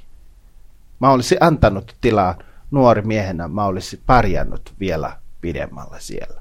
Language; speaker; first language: Finnish; non-native, fluent; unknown